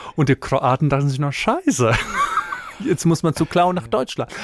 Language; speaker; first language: German; non-native, fluent; Croatian